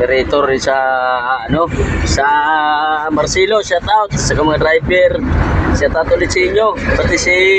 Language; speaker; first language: Filipino; non-native, local second language; Hiligaynon